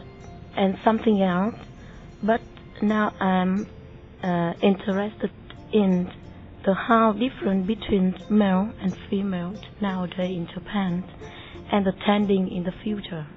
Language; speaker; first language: English; non-native, learner; Vietnamese